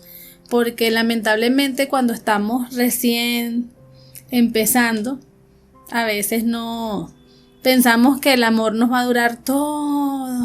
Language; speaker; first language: Spanish; native; Spanish